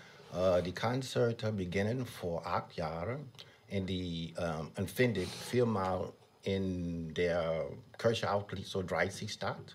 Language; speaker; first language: German; non-native, learner; English